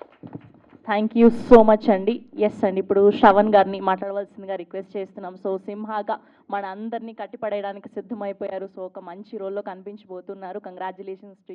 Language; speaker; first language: Telugu; native; Telugu